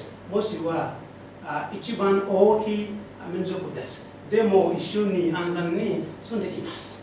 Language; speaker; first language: Japanese; non-native, learner; Mossi